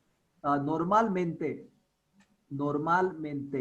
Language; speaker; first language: Spanish; non-native, fluent; Hindi